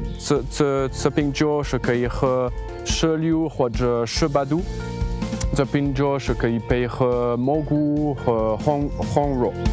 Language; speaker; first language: Chinese; non-native, learner; French